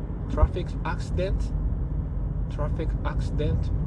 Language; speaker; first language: English; non-native, learner; Japanese